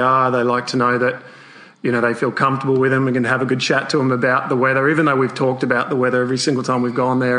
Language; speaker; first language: English; native; English